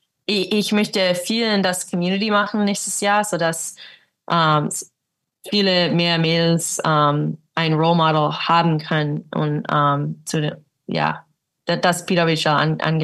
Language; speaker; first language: German; early bilingual, heritage; English